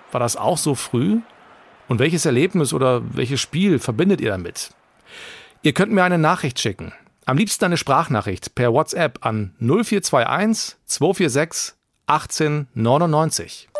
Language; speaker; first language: German; native; German